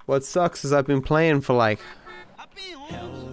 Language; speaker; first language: English; native; English